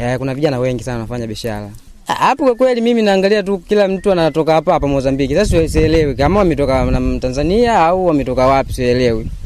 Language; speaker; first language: Swahili; non-native, local second language; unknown